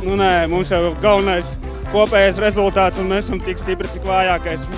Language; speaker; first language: Latvian; native; Latvian